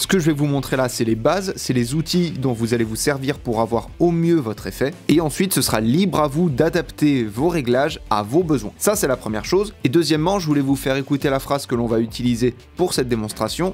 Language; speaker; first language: French; native; French